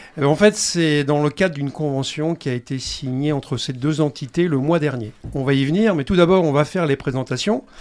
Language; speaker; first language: French; native; French